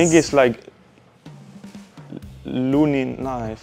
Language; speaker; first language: English; non-native, fluent; Swedish